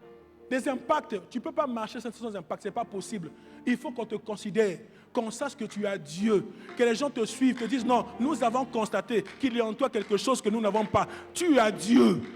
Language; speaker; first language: French; non-native, local second language; Lingala